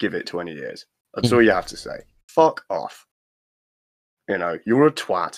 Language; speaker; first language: English; native; English